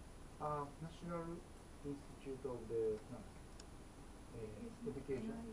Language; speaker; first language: English; non-native, fluent; Japanese